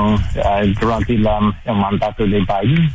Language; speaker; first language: Spanish; non-native, learner; English